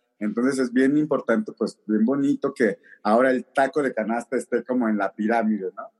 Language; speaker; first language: Spanish; native; Spanish